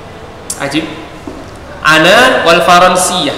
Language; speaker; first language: Arabic; non-native, fluent; Indonesian